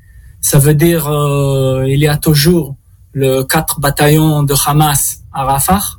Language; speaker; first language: French; non-native, learner; Hebrew